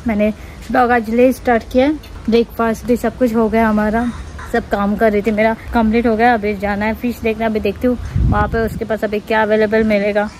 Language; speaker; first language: Hindi; non-native, local second language; Konkani